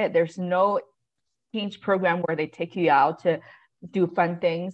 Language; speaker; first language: English; non-native, fluent; Chinese